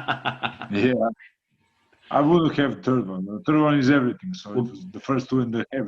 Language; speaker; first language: English; non-native, fluent; Croatian